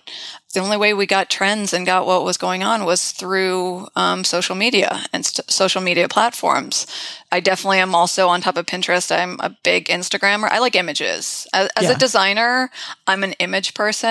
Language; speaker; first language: English; native; English